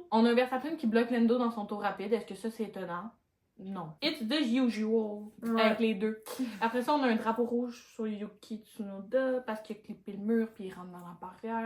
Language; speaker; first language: French; native; French